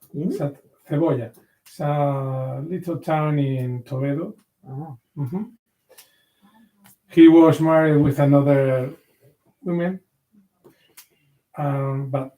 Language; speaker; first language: English; non-native, learner; Spanish